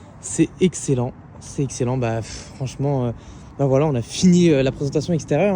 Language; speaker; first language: French; native; French